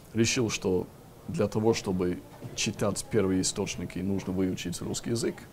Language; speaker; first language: Russian; non-native, fluent; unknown